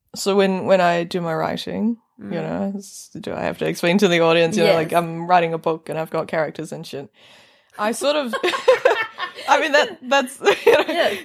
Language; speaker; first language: English; native; English